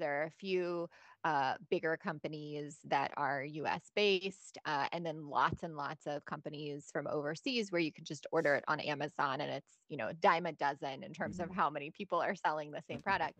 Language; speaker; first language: English; non-native, fluent; Bosnian